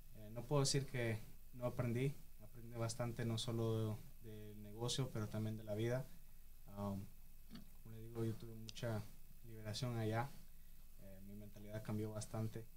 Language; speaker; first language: Spanish; early bilingual, heritage; Spanish